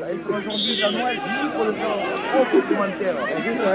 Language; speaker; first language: French; native; French